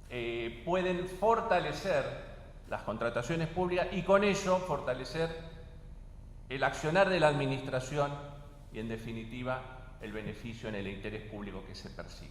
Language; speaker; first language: Spanish; native; Spanish